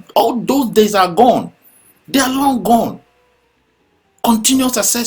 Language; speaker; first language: English; non-native, local second language; Akan